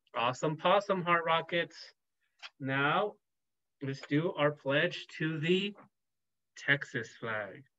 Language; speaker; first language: English; native; English